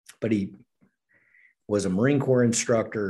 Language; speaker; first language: English; native; English